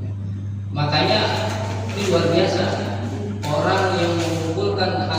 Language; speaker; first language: Indonesian; native; Indonesian